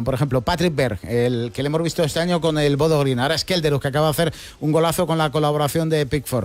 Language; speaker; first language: Spanish; native; Spanish